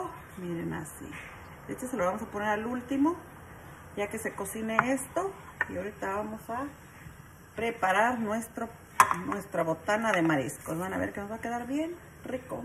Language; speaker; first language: Spanish; native; Spanish